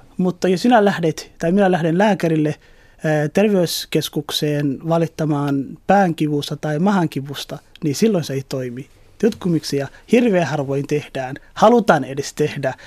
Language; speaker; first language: Finnish; early bilingual, other home language; Somali